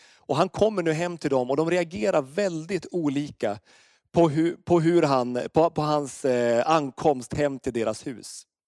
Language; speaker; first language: Swedish; native; Swedish